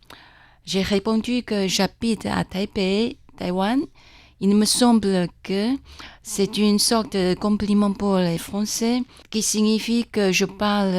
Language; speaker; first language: French; non-native, fluent; Chinese